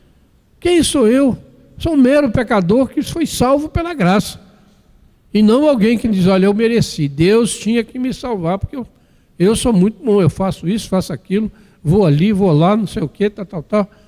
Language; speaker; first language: Portuguese; native; Portuguese